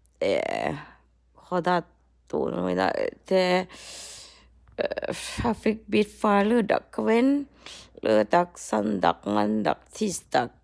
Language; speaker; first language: Norwegian; non-native, learner; Thai